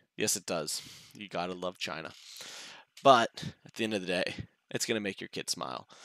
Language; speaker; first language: English; native; English